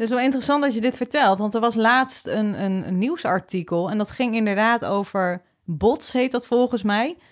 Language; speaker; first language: Dutch; native; Dutch